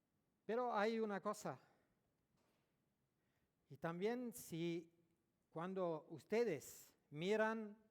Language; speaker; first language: Spanish; non-native, learner; French